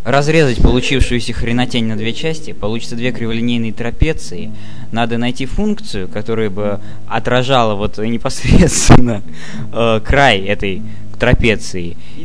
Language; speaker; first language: Russian; native; Russian